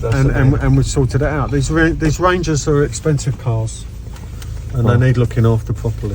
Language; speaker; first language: English; native; English